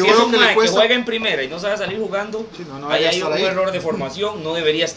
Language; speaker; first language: Spanish; native; Spanish